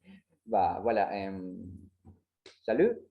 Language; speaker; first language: French; non-native, learner; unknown